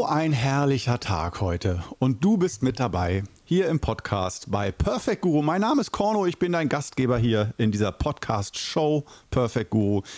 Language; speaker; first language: German; native; German